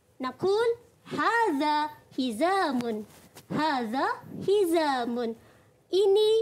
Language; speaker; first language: Arabic; non-native, fluent; Malay